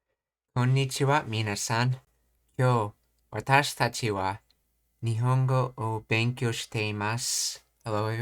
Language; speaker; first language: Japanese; non-native, learner; English